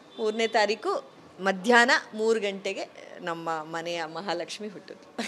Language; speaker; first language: Kannada; non-native, local second language; Kodava